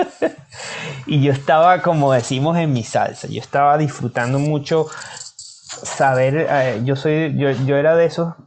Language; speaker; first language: Spanish; native; Spanish